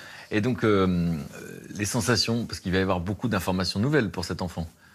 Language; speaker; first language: French; native; French